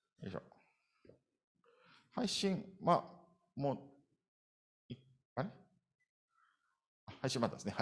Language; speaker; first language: Japanese; native; Japanese